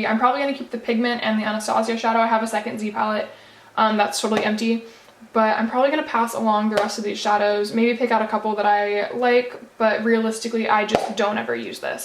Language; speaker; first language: English; native; English